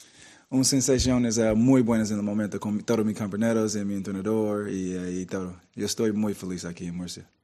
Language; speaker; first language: Spanish; non-native, learner; English